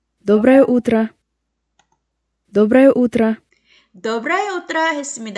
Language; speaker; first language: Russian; non-native, fluent; Korean